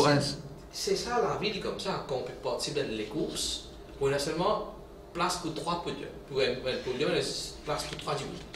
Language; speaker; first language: French; non-native, local second language; Morisyen